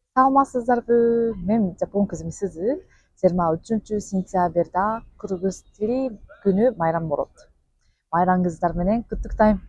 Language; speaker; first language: Kyrgyz; non-native, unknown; Japanese